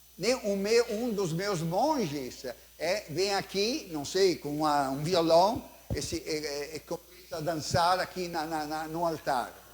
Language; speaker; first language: Portuguese; non-native, fluent; Italian